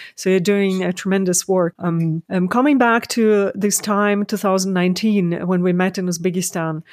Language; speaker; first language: English; non-native, fluent; Ukrainian